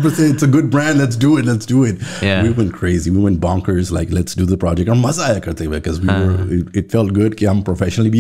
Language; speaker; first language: English; native; English